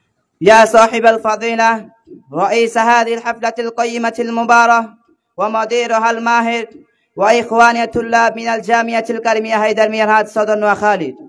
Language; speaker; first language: Arabic; non-native, learner; Bangla